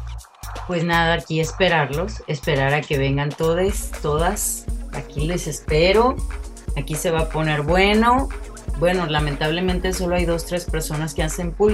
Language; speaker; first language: Spanish; native; Spanish